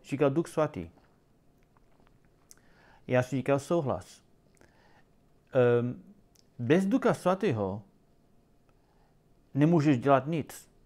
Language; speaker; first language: Czech; non-native, learner; English